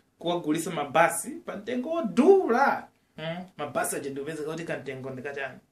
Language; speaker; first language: Nyanja; native; Nyanja